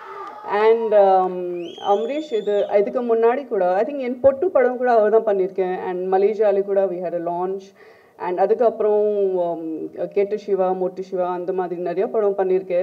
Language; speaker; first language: Tamil; non-native, fluent; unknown